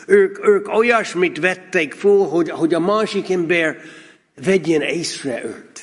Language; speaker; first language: Hungarian; non-native, fluent; English